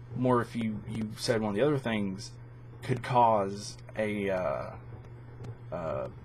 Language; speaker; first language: English; native; English